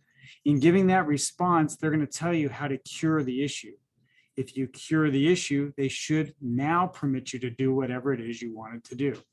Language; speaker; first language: English; native; English